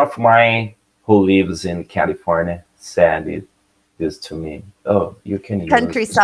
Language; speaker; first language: English; non-native, learner; Portuguese